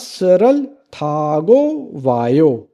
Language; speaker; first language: Korean; non-native, learner; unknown